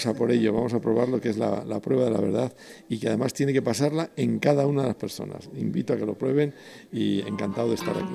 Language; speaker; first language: Spanish; native; Spanish